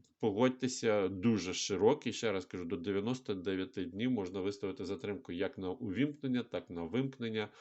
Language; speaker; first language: Ukrainian; non-native, local second language; Russian